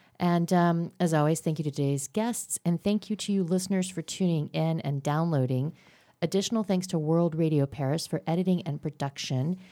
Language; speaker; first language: English; native; English